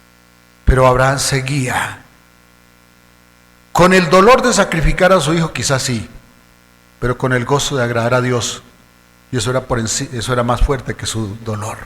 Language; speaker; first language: Spanish; native; Spanish